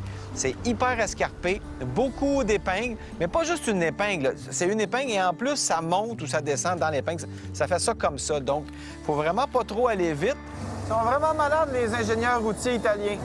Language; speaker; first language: French; native; French